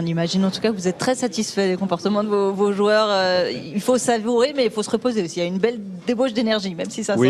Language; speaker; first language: French; native; French